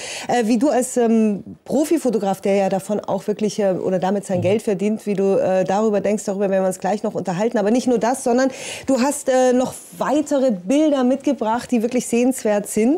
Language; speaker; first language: German; native; German